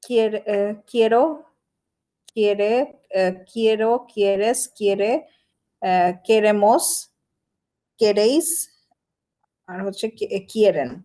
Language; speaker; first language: Spanish; non-native, learner; Bangla